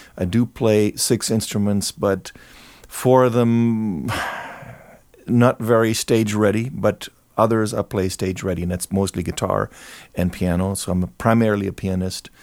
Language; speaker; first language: English; non-native, fluent; German